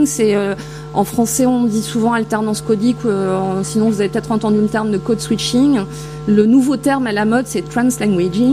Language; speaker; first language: French; native; French